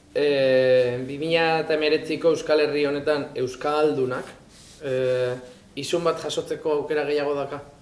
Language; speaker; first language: Basque; native; Basque